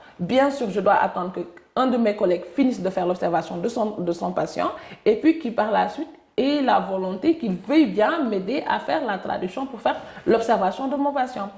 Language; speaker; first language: French; non-native, local second language; Wolof